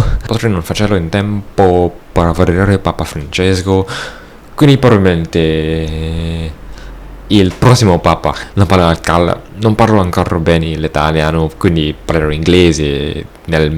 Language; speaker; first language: Italian; non-native, learner; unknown